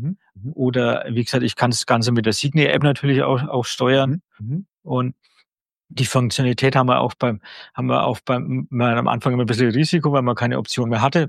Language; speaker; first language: German; native; German